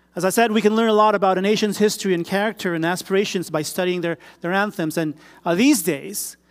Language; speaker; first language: English; non-native, local second language; Filipino